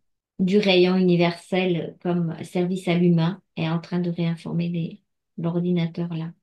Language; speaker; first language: French; native; French